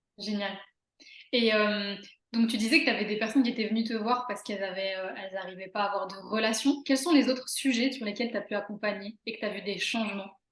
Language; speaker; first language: French; native; French